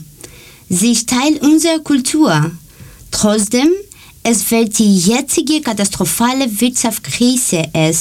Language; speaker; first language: German; non-native, learner; Greek